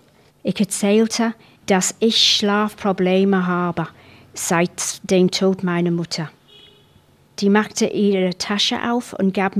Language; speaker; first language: German; non-native, fluent; English